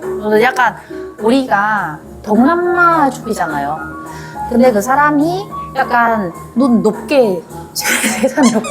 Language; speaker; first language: Korean; non-native, learner; Vietnamese